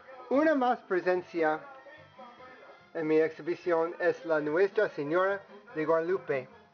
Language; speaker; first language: Spanish; non-native, learner; English